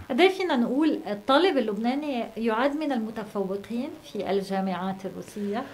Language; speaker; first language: Arabic; native; Arabic